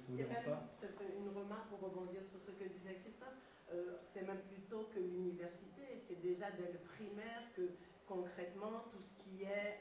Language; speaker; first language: French; native; French